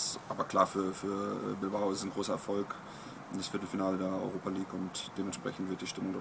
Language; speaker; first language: German; native; German